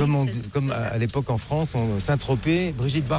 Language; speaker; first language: French; native; French